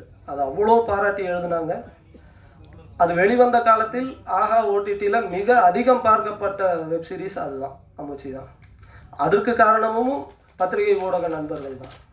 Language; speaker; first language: Tamil; native; Tamil